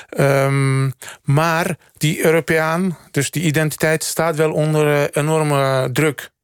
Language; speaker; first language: Dutch; early bilingual, other home language; Turkish